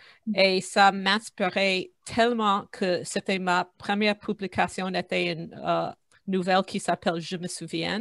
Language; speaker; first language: French; non-native, fluent; English